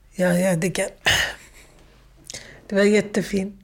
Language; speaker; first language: Swedish; non-native, fluent; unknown